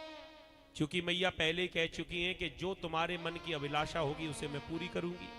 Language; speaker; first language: Hindi; native; Hindi